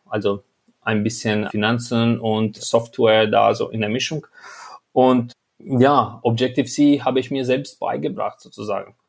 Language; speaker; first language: German; non-native, fluent; Albanian